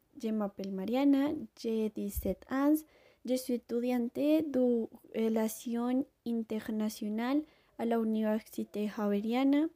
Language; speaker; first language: French; non-native, learner; Spanish